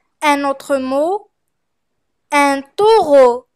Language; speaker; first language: French; non-native, fluent; Arabic